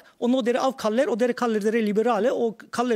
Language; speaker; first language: Norwegian; non-native, fluent; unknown